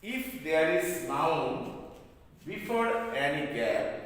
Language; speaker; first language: English; non-native, local second language; Bangla